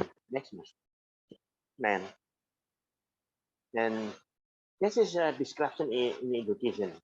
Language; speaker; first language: English; non-native, fluent; Indonesian